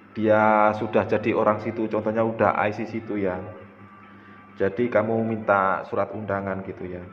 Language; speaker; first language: Indonesian; native; Indonesian